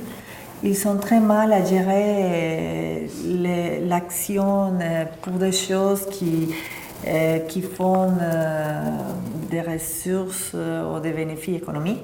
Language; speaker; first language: French; non-native, fluent; Spanish